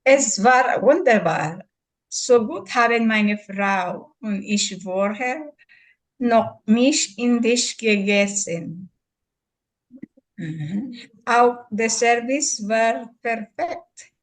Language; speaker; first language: German; non-native, learner; Filipino